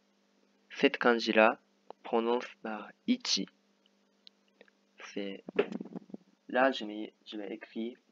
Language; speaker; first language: French; non-native, fluent; Japanese